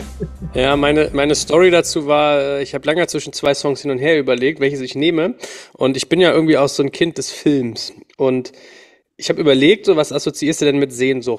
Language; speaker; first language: German; native; German